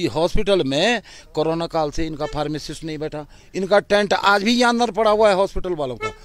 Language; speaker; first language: Hindi; native; Hindi